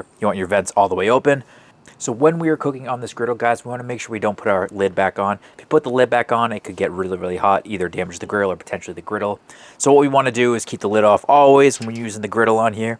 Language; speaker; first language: English; native; English